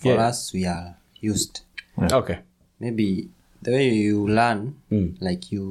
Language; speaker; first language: English; non-native, local second language; Kikuyu